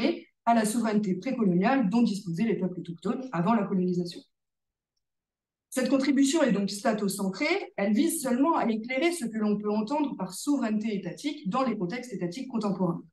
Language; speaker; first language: French; native; French